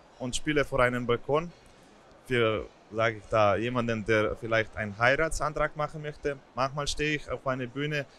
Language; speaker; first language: German; non-native, fluent; Slovenian